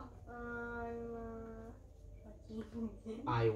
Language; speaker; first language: English; non-native, learner; Indonesian